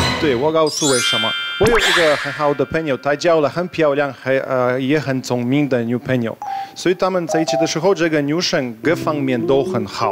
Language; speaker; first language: Chinese; non-native, fluent; Russian